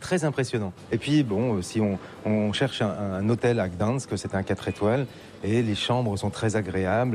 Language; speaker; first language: French; native; French